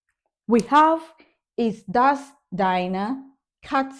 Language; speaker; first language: German; non-native, learner; English